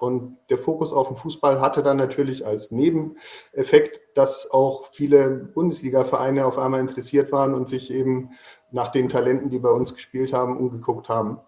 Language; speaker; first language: German; native; German